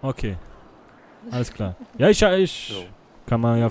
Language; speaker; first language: German; native; German